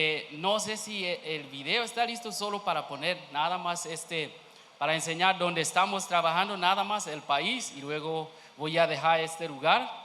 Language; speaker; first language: Spanish; non-native, learner; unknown